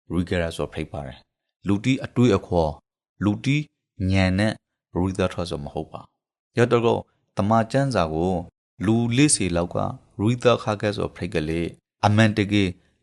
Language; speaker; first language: Burmese; native; Burmese